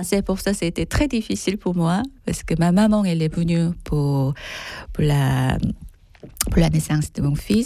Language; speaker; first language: French; non-native, fluent; Korean